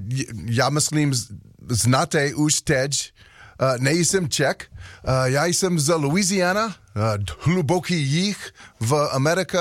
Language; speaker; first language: Czech; non-native, learner; English